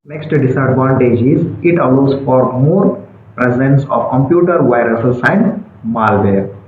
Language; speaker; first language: English; non-native, local second language; Kannada